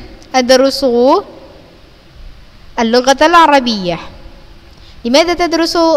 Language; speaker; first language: Arabic; non-native, fluent; Indonesian